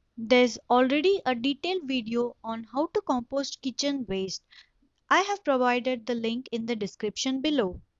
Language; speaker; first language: English; non-native, local second language; Tamil